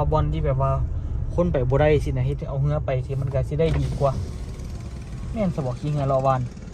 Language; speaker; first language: Thai; native; Thai